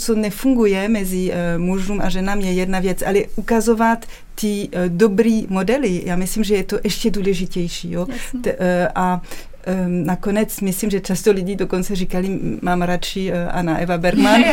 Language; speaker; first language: Czech; non-native, fluent; French